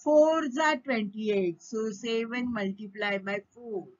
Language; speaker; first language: English; non-native, local second language; Marathi